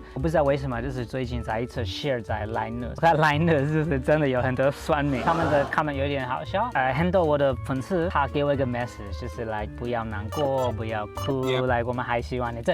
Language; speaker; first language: Chinese; non-native, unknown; English